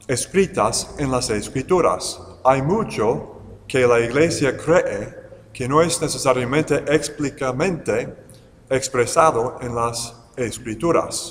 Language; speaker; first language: Spanish; non-native, fluent; English